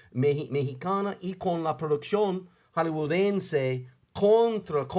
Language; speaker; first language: Spanish; non-native, fluent; English